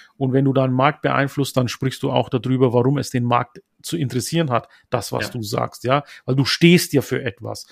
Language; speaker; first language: German; early bilingual, other home language; Turkish